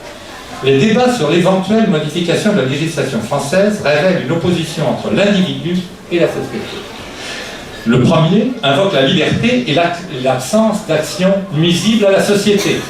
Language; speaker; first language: French; native; French